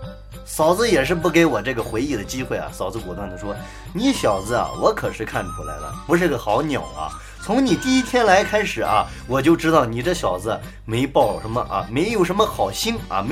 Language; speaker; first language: Chinese; native; Chinese